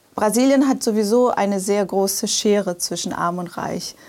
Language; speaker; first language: German; early bilingual, other home language; Portuguese